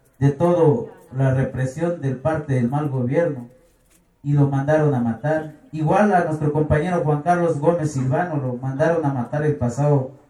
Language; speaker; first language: Spanish; non-native, local second language; Tzeltal